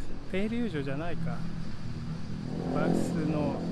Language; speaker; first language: Japanese; non-native, fluent; Indonesian